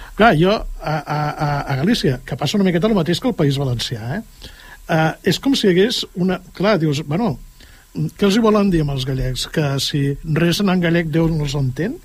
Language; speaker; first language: Catalan; native; Catalan